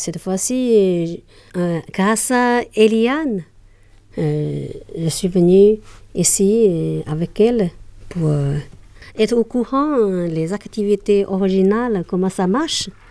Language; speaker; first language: French; non-native, learner; Chinese